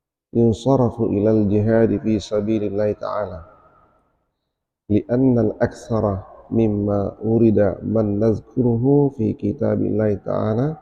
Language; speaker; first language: Arabic; non-native, fluent; Indonesian